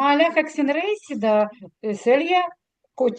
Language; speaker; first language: Estonian; non-native, learner; Russian